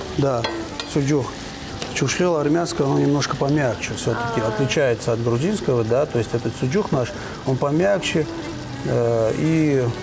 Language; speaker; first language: Russian; non-native, fluent; Armenian